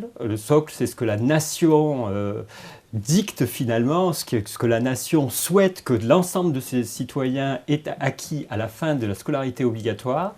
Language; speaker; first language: French; native; French